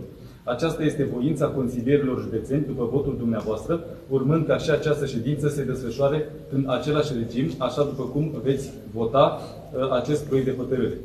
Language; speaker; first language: Romanian; native; Romanian